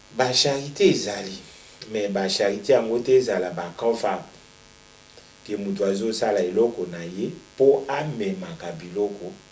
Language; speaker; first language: Lingala; native; Lingala